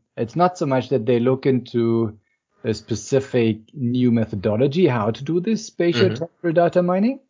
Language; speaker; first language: English; non-native, fluent; German